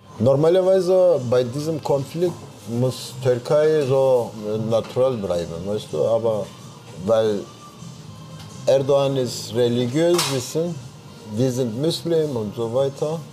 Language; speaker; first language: German; non-native, learner; Turkish